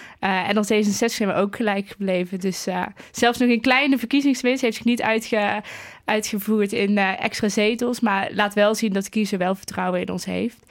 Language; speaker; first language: Dutch; native; Dutch